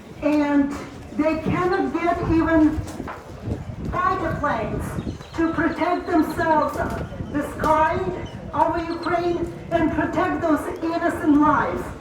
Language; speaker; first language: English; non-native, fluent; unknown